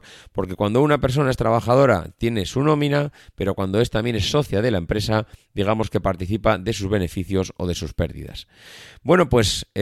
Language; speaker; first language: Spanish; native; Spanish